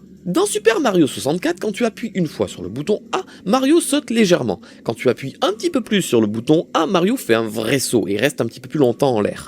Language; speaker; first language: French; native; French